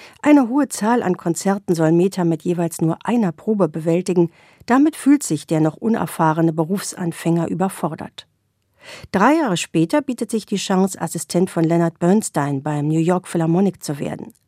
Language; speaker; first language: German; native; German